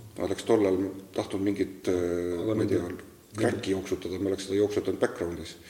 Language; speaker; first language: Estonian; native; Estonian